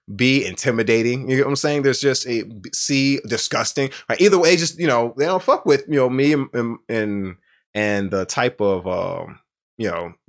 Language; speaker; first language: English; native; English